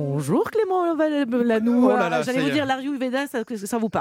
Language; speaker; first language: French; native; French